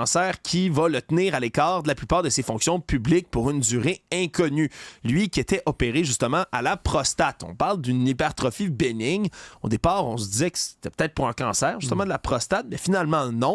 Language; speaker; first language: French; native; French